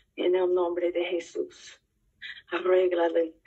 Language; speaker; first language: Spanish; non-native, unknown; English